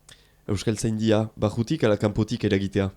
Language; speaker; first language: Basque; native; Basque